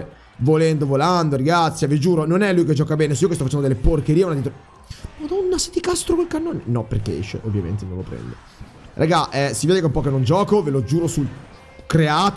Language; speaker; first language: Italian; native; Italian